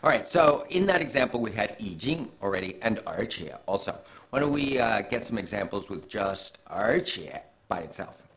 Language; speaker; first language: English; native; English